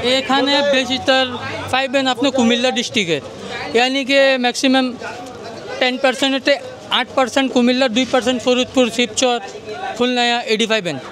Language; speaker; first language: Bangla; early bilingual, heritage; Bangla